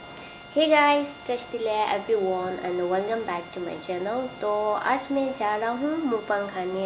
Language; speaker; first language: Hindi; non-native, local second language; Tibetan